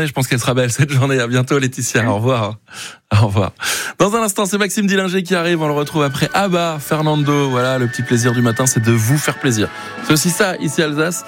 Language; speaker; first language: French; native; French